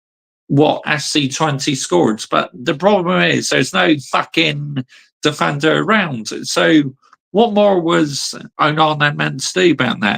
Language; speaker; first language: English; native; English